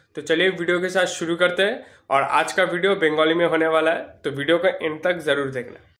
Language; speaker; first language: Hindi; non-native, local second language; Bangla